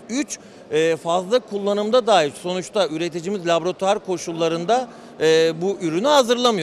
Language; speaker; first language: Turkish; native; Turkish